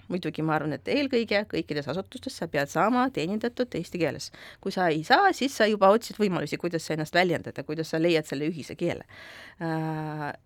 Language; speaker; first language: Estonian; non-native, local second language; Russian